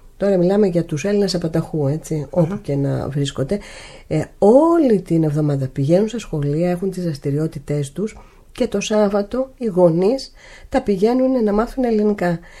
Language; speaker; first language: Greek; native; Greek